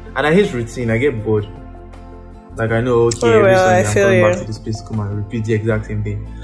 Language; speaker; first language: English; non-native, local second language; Yoruba